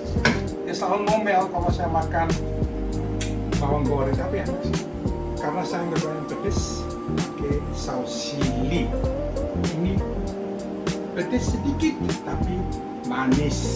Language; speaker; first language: Indonesian; early bilingual, heritage; Dutch